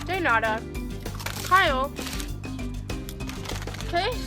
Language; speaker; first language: Spanish; non-native, learner; English